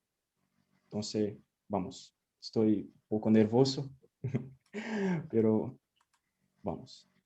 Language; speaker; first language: Spanish; non-native, learner; Portuguese